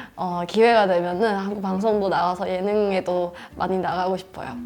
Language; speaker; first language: Korean; non-native, fluent; Burmese